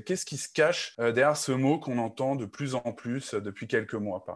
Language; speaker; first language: French; native; French